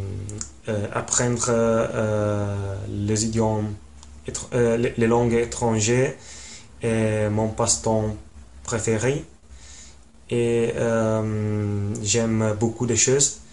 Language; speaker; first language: French; non-native, learner; Italian